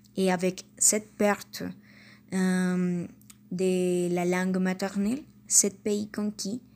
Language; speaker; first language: French; non-native, fluent; Spanish